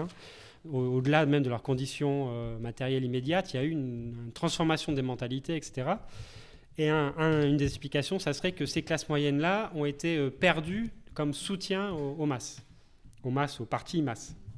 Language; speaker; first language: French; native; French